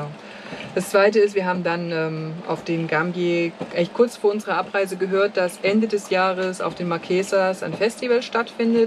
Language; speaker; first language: German; native; German